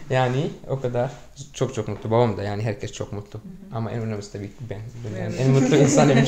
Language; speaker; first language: Turkish; non-native, fluent; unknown